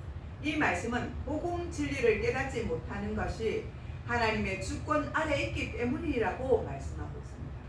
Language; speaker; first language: Korean; native; Korean